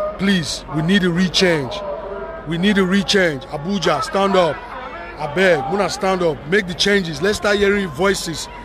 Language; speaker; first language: English; non-native, local second language; Bini